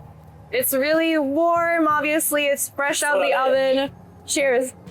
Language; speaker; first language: English; native; English